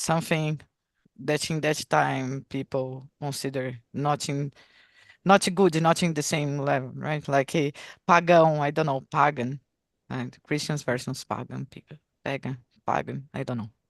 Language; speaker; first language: English; non-native, learner; Portuguese